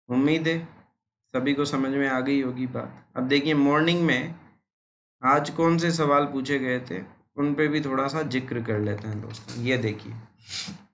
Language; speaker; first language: Hindi; native; Hindi